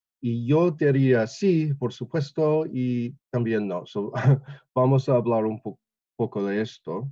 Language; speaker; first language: Spanish; non-native, learner; English